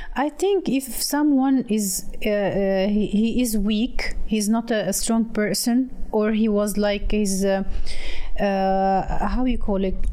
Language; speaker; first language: English; non-native, fluent; Arabic